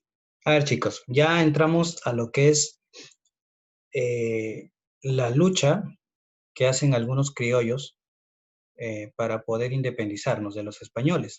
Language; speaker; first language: Spanish; native; Spanish